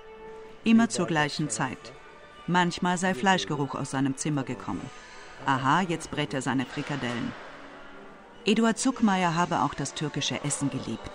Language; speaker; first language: German; native; German